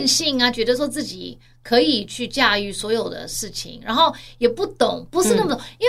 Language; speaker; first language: Chinese; early bilingual, heritage; Chinese